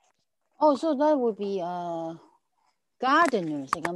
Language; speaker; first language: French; non-native, learner; Chinese